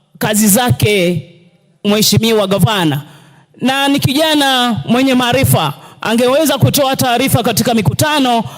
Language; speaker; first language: Swahili; native; Swahili